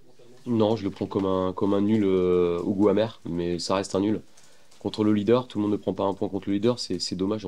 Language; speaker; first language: French; native; French